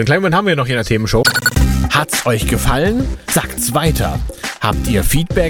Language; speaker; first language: German; native; German